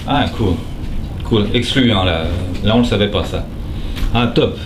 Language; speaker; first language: French; native; French